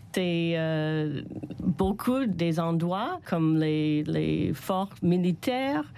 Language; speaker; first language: French; non-native, learner; English